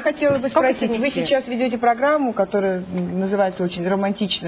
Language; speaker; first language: Russian; native; Russian